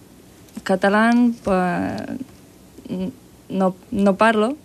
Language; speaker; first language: Catalan; non-native, learner; Croatian